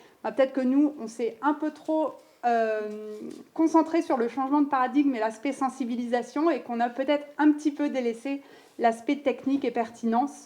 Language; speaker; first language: French; native; French